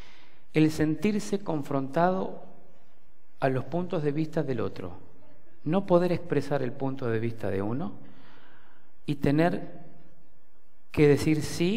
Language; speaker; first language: Spanish; native; Spanish